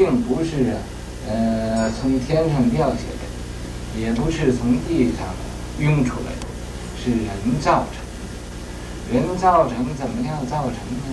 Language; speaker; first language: Chinese; native; Chinese